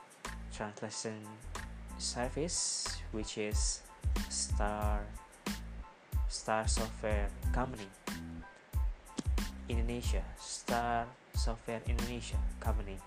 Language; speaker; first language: English; non-native, learner; Indonesian